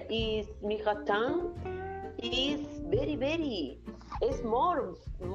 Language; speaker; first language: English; non-native, learner; Spanish